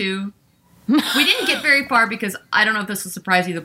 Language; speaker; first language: English; native; English